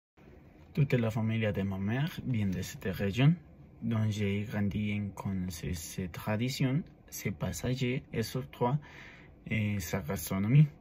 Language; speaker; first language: French; non-native, learner; Spanish